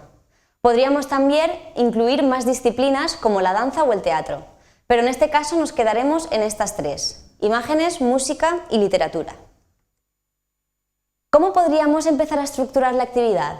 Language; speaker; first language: Spanish; native; Spanish